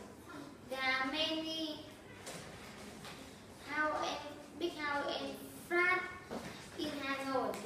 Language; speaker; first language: English; non-native, learner; Vietnamese